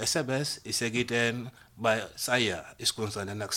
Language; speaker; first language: Basque; non-native, learner; Wolof